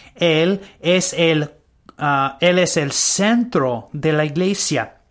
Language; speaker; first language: Spanish; non-native, learner; English